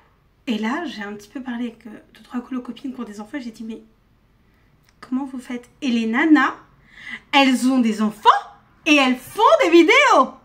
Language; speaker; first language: French; native; French